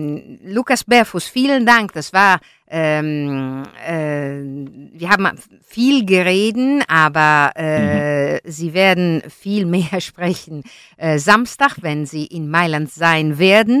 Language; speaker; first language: German; non-native, learner; Italian